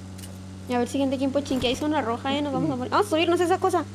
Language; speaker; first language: Spanish; native; Spanish